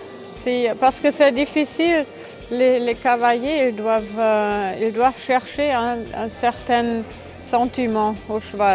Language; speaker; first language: French; non-native, fluent; German